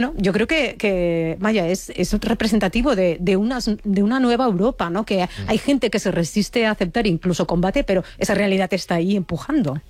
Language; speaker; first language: Spanish; native; Spanish